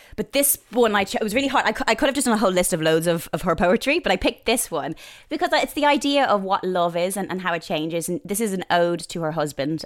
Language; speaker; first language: English; native; English